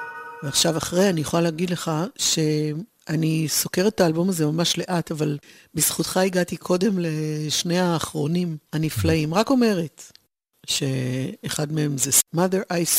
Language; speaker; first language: Hebrew; native; Hebrew